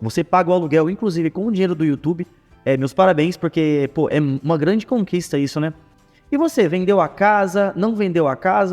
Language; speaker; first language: Portuguese; native; Portuguese